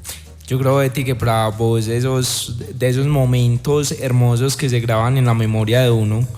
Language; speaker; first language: Spanish; native; Spanish